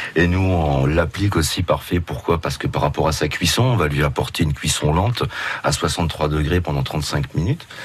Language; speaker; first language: French; native; French